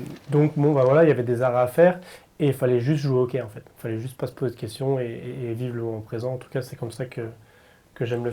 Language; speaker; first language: French; native; French